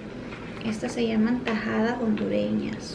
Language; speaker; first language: Spanish; native; Spanish